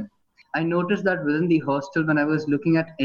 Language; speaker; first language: English; non-native, fluent; Hindi